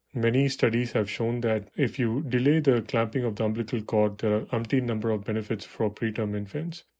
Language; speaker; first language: English; non-native, local second language; Tamil